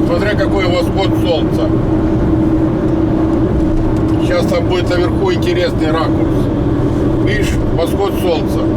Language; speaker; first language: Russian; native; Russian